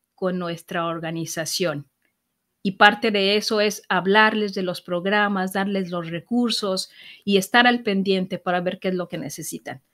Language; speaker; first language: Spanish; native; Spanish